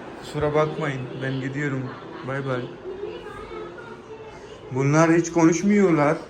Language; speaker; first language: Turkish; non-native, learner; Urdu